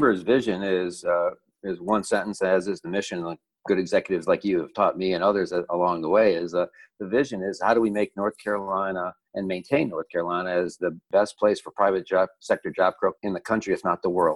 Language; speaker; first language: English; native; English